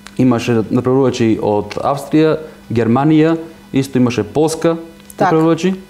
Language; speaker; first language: Macedonian; native; Macedonian